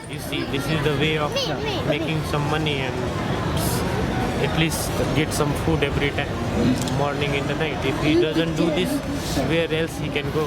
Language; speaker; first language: English; non-native, local second language; Hindi